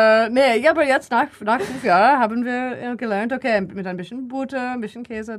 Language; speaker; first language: German; non-native, learner; English